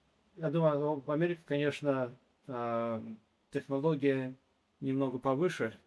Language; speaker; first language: Russian; early bilingual, heritage; English